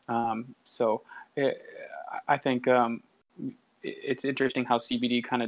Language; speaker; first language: English; native; English